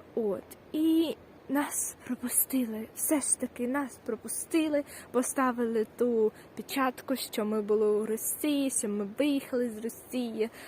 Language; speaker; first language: Ukrainian; native; Ukrainian